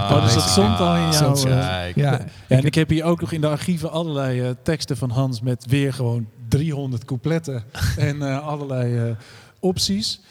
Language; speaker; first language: Dutch; native; Dutch